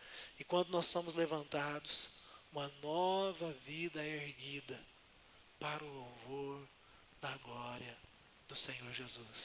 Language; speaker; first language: Portuguese; native; Portuguese